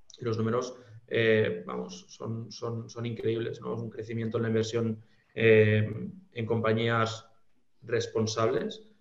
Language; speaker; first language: Spanish; native; Spanish